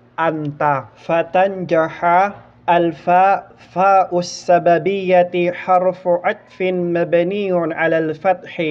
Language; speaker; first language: Arabic; non-native, fluent; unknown